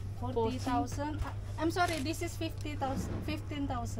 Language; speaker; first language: English; non-native, learner; Indonesian